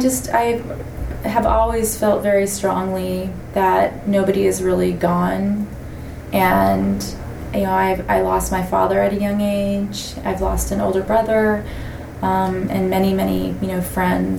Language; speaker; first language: English; native; English